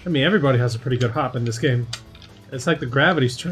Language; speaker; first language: English; native; English